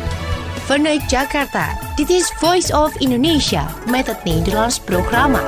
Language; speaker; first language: Dutch; non-native, fluent; Indonesian